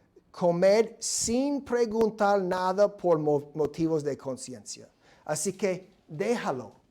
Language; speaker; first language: Spanish; non-native, fluent; English